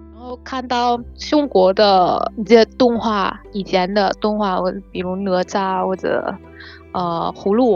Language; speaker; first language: Chinese; non-native, fluent; Vietnamese